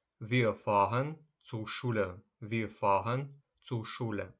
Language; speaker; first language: German; non-native, fluent; Ukrainian